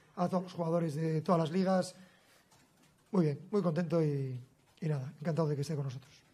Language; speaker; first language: Spanish; native; Spanish